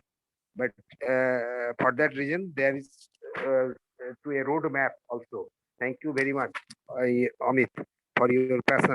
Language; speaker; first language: English; non-native, learner; Hindi